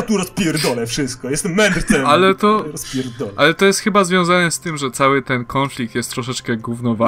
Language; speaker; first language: Polish; native; Polish